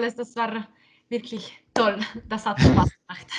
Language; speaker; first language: German; non-native, local second language; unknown